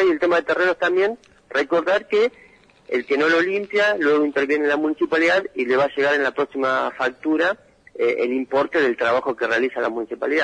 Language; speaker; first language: Spanish; native; Spanish